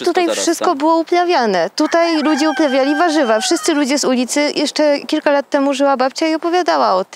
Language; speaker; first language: Polish; native; Polish